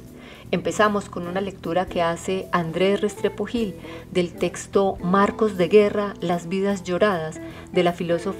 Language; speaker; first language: Spanish; native; Spanish